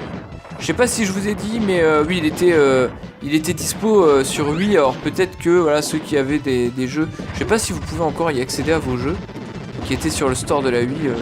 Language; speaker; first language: French; native; French